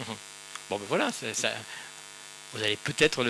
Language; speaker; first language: French; native; French